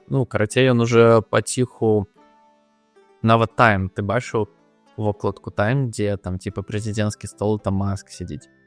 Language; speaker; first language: Belarusian; non-native, local second language; Russian